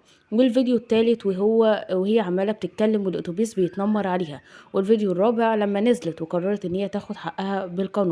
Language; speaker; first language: Arabic; native; Arabic